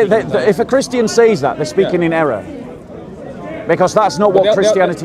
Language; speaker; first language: English; native; English